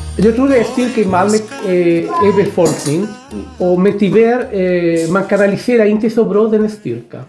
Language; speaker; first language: Swedish; non-native, fluent; Spanish